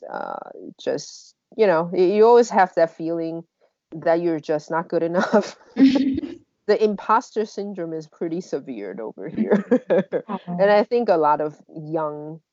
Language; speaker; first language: English; non-native, fluent; Chinese